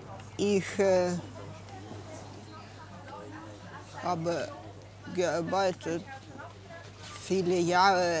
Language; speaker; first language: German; non-native, learner; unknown